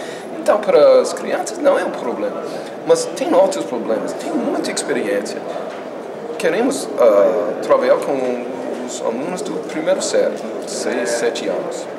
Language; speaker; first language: Portuguese; non-native, fluent; English